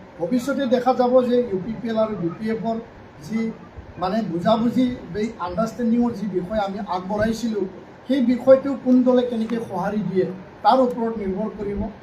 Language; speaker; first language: Assamese; non-native, local second language; Bodo